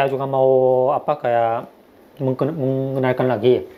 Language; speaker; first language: Indonesian; non-native, fluent; Korean